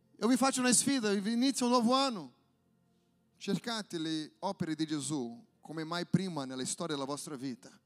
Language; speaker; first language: Italian; non-native, fluent; Portuguese